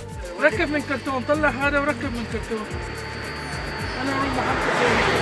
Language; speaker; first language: Arabic; non-native, learner; Pashto